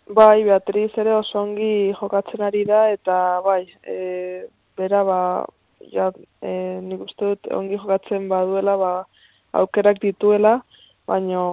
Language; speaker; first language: Basque; non-native, local second language; Spanish